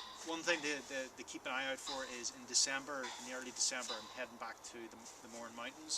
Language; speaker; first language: English; native; English